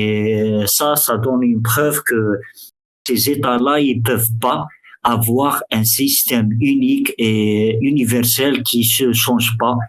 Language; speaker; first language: French; early bilingual, other home language; Arabic